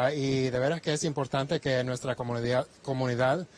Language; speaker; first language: Spanish; early bilingual, heritage; Spanish